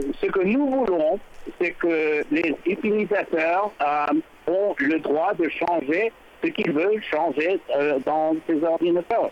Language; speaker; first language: French; non-native, learner; English